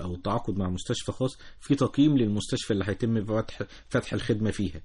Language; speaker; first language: Arabic; native; Arabic